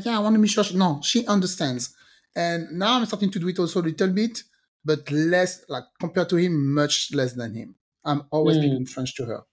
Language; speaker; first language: English; non-native, fluent; French